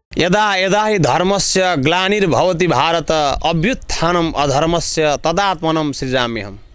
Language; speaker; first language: Nepali; native; Nepali